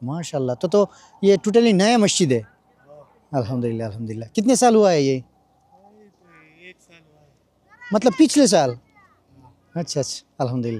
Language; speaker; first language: Hindi; non-native, learner; Bangla